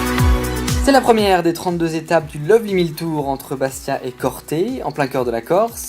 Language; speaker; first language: French; native; French